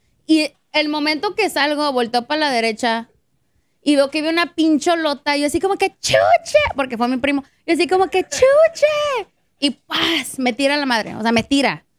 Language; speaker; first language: Spanish; early bilingual, heritage; Spanish